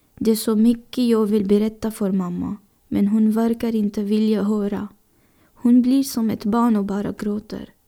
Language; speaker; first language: Swedish; non-native, fluent; Persian